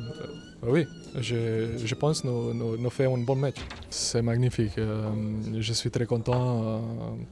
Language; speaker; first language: French; non-native, learner; Slovenian